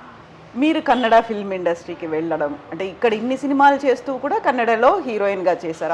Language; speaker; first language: Telugu; native; Telugu